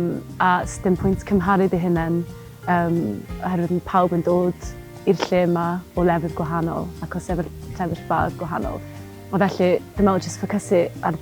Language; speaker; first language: Welsh; native; Welsh